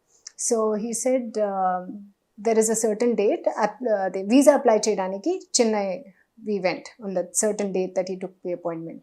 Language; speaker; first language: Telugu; non-native, fluent; Hindi